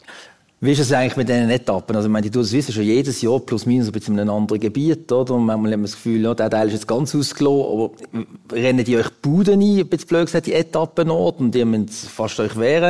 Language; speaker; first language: German; native; German